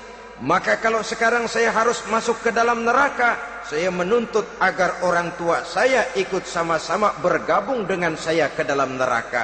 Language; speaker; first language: Indonesian; native; Indonesian